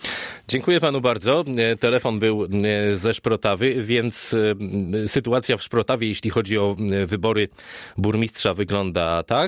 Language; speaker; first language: Polish; native; Polish